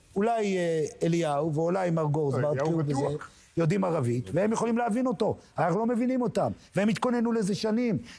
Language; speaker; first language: Hebrew; native; Hebrew